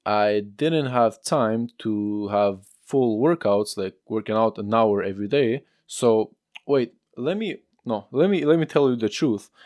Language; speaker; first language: English; non-native, fluent; French